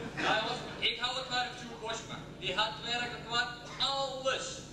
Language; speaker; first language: Dutch; non-native, local second language; Western Frisian